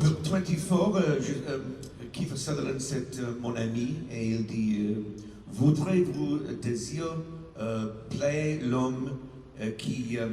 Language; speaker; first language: French; non-native, learner; English